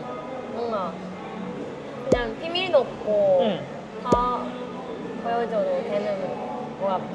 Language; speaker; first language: Korean; non-native, fluent; Japanese